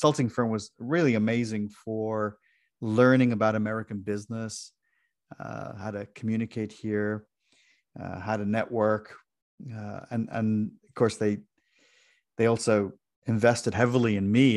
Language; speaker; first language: English; native; English